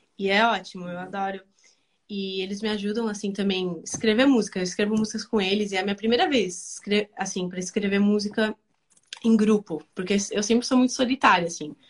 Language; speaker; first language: Portuguese; early bilingual, other home language; Spanish